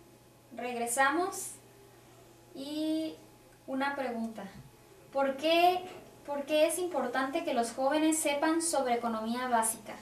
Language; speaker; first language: Spanish; native; Spanish